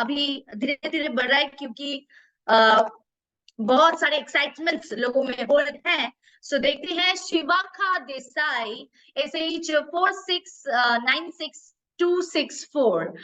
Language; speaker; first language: Hindi; native; Hindi